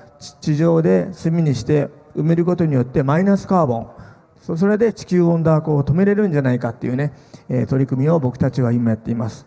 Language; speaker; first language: Japanese; native; Japanese